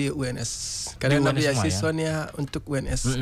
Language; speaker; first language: Indonesian; non-native, learner; Hausa